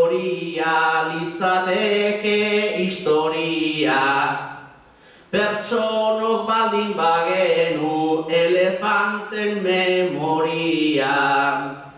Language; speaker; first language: Basque; native; Basque